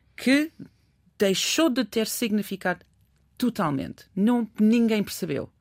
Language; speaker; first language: Portuguese; non-native, fluent; English